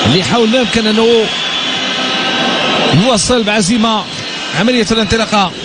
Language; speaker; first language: Arabic; native; Arabic